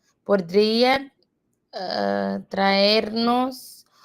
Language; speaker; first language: Spanish; non-native, learner; English